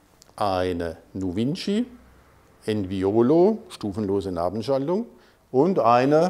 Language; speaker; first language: German; native; German